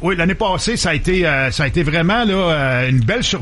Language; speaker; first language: French; native; French